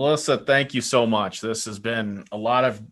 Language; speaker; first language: English; native; English